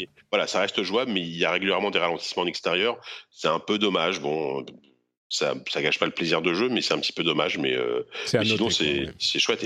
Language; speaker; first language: French; native; French